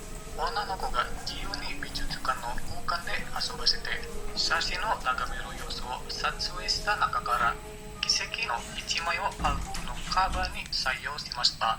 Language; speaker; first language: Japanese; non-native, learner; Indonesian